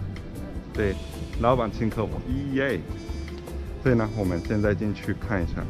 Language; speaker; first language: Chinese; non-native, fluent; Japanese